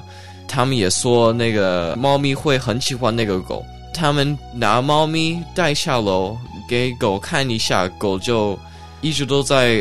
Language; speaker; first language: Chinese; early bilingual, heritage; Chinese